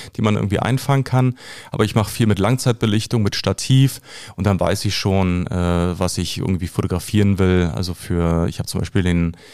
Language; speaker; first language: German; native; German